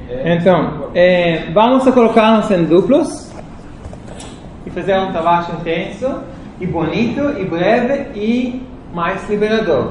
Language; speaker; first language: Portuguese; non-native, fluent; Spanish